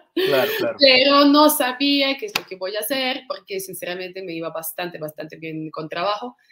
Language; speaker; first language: Spanish; non-native, fluent; Russian